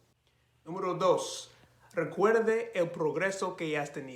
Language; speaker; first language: Spanish; non-native, fluent; English